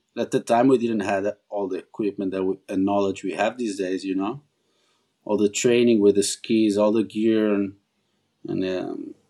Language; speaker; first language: English; non-native, fluent; Portuguese